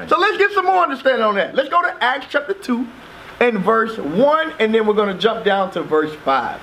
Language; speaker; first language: English; native; English